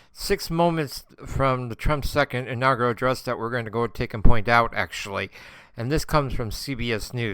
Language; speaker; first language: English; native; English